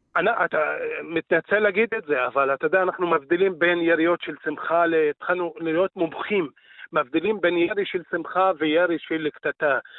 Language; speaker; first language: Hebrew; non-native, local second language; Arabic